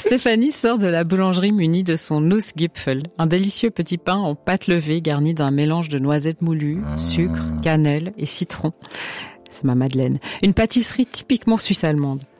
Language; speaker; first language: French; native; French